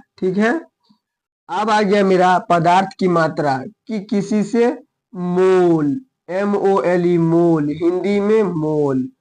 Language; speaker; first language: Hindi; native; Hindi